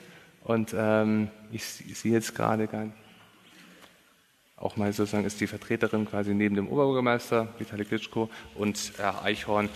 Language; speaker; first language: German; native; German